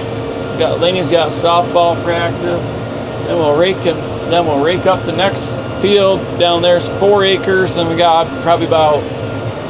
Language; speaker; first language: English; native; English